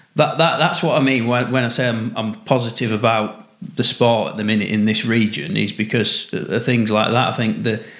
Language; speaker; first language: English; native; English